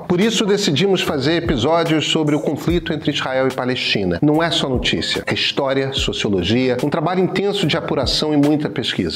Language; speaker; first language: Portuguese; native; Portuguese